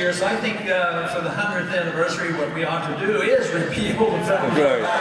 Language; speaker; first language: English; native; English